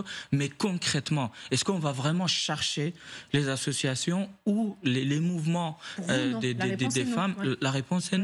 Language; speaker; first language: French; non-native, fluent; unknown